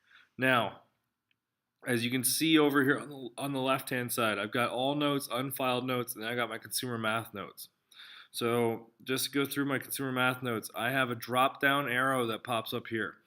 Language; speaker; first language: English; native; English